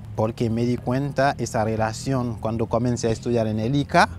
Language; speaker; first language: Spanish; non-native, fluent; Haitian Creole